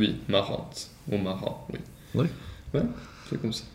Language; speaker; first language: French; non-native, learner; Swedish